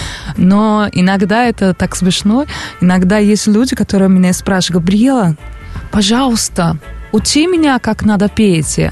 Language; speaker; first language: Russian; non-native, learner; Portuguese